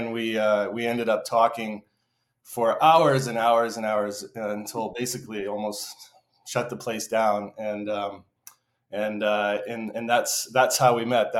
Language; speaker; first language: English; native; English